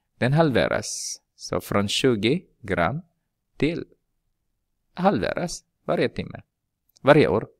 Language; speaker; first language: Swedish; non-native, fluent; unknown